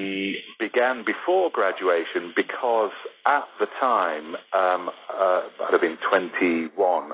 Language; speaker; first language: English; native; English